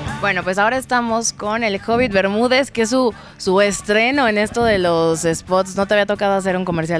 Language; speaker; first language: Spanish; native; Spanish